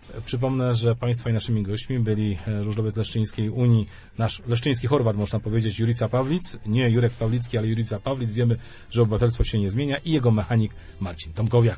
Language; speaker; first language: Polish; native; Polish